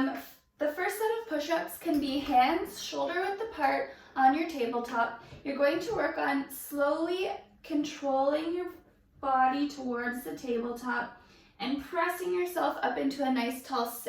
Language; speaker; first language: English; native; English